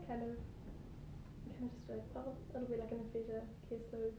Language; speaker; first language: English; native; English